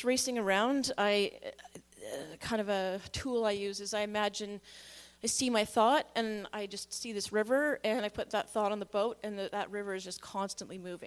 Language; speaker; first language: English; native; English